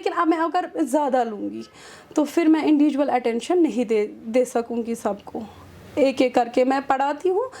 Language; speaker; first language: Urdu; non-native, local second language; Kashmiri